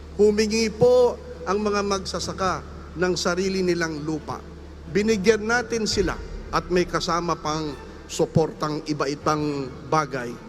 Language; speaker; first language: Filipino; non-native, local second language; Iloko